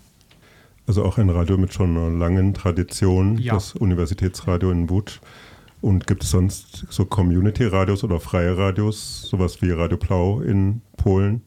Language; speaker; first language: German; native; German